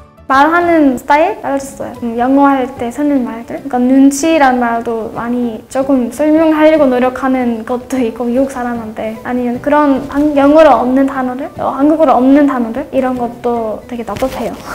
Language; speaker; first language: Korean; non-native, fluent; English